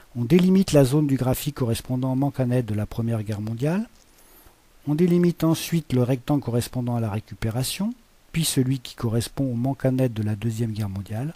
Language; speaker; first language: French; native; French